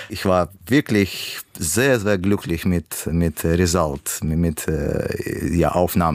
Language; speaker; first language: German; non-native, learner; Russian